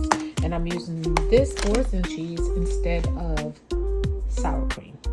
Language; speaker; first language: English; native; English